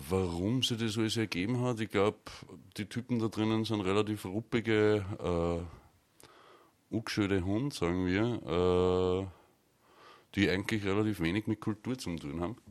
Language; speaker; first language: German; native; German